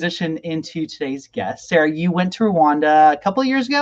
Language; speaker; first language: English; native; English